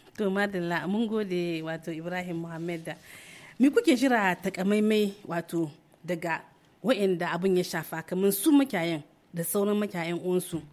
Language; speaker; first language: Hausa; native; Hausa